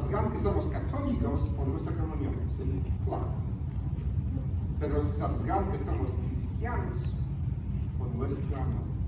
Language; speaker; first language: Spanish; non-native, fluent; Polish